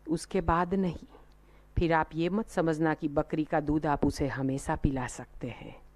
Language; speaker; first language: Hindi; non-native, local second language; Gujarati